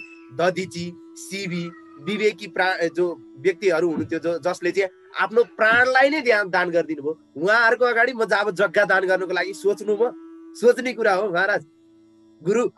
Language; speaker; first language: Nepali; native; Nepali